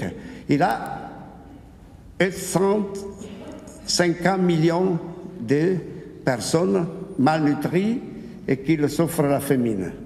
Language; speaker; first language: French; non-native, fluent; Italian